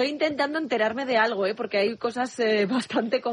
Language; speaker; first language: Spanish; native; Spanish